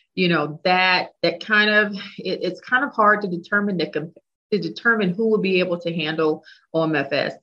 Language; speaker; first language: English; native; English